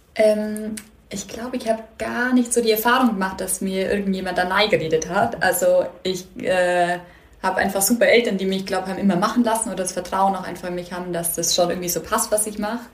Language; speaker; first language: German; native; German